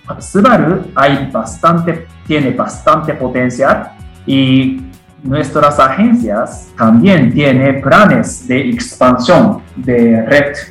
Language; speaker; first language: Spanish; non-native, fluent; Japanese